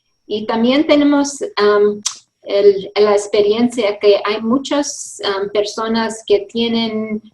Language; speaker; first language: Spanish; early bilingual, heritage; English